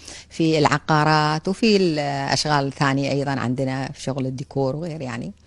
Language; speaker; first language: Arabic; native; Arabic